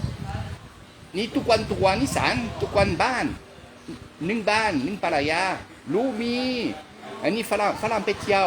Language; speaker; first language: Thai; non-native, learner; French